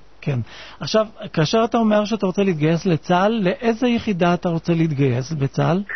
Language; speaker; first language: Hebrew; native; Hebrew